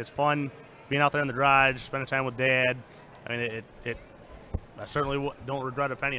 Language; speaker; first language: English; native; English